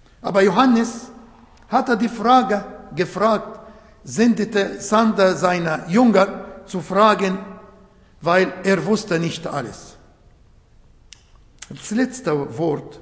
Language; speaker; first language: German; non-native, fluent; Arabic